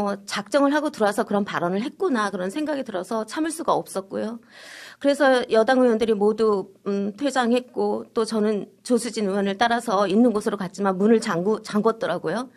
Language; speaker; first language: Korean; native; Korean